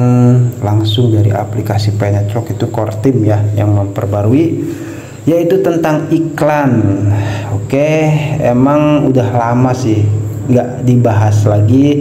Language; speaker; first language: Indonesian; native; Indonesian